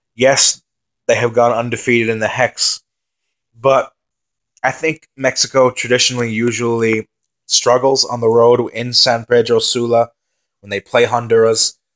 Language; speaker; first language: English; native; English